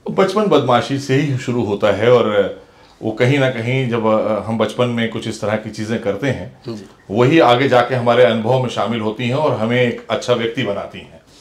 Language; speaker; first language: Hindi; native; Hindi